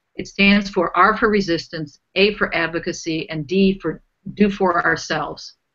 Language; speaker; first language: English; native; English